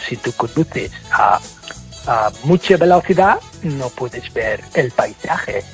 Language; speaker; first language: Spanish; non-native, fluent; English